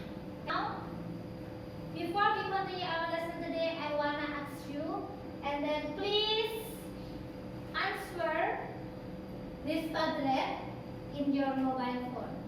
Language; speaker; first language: English; non-native, learner; Indonesian